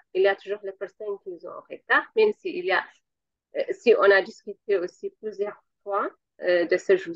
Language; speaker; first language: French; non-native, learner; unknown